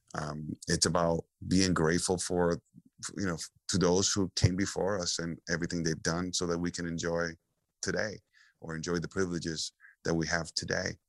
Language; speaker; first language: English; early bilingual, other home language; Spanish